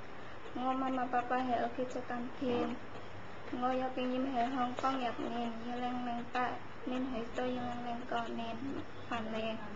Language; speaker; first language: Cantonese; non-native, learner; Indonesian